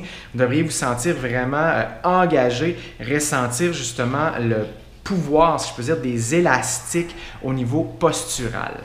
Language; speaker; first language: French; native; French